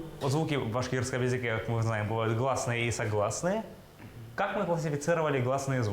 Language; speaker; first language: Russian; native; Russian